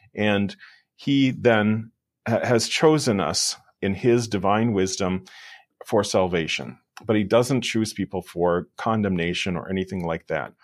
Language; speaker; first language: English; native; English